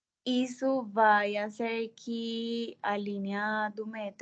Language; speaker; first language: Portuguese; non-native, fluent; Spanish